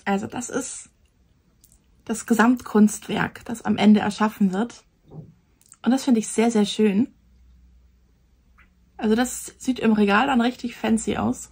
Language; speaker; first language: German; native; German